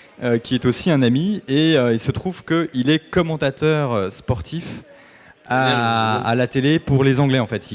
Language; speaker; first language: French; native; French